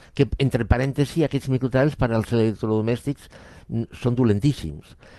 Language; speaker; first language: Catalan; non-native, local second language; Spanish